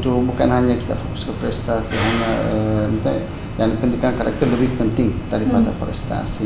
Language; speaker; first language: Indonesian; non-native, fluent; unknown